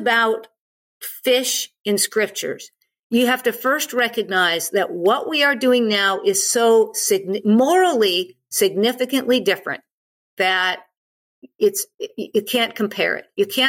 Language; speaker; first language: English; native; English